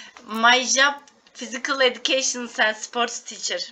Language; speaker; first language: English; non-native, learner; Turkish